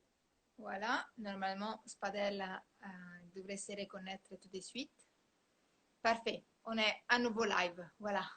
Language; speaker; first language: French; non-native, fluent; Italian